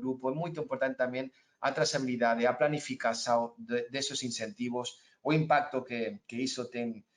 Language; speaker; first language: Portuguese; non-native, learner; Spanish